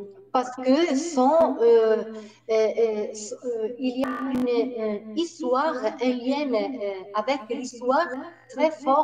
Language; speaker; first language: French; non-native, fluent; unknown